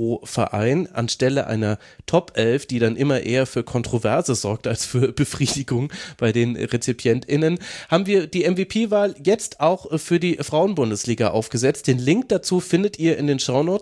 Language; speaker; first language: German; native; German